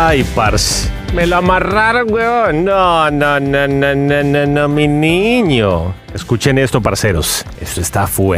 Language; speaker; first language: Spanish; native; Spanish